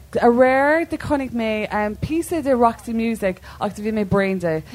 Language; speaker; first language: Irish; non-native, local second language; English